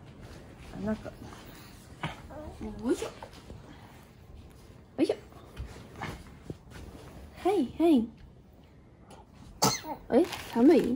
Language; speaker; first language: Japanese; native; Japanese